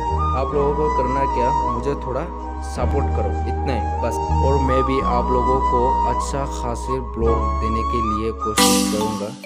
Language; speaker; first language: Hindi; non-native, local second language; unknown